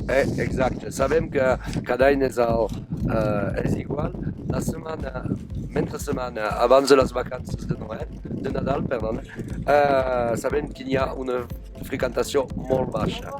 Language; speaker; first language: Catalan; non-native, fluent; French